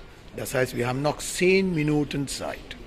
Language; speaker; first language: German; non-native, fluent; Sinhala